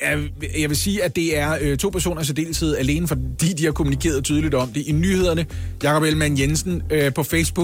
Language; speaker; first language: Danish; native; Danish